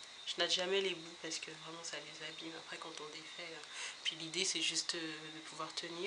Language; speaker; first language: French; native; French